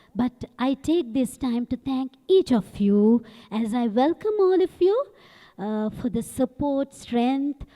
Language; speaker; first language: English; non-native, local second language; Sinhala